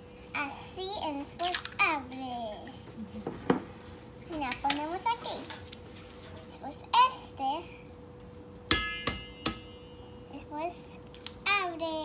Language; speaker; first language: Spanish; early bilingual, heritage; Spanish